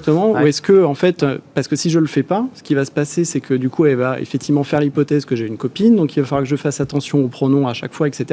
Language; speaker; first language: French; native; French